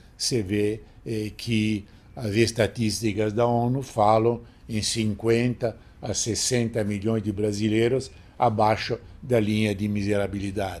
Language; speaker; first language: Portuguese; non-native, fluent; Italian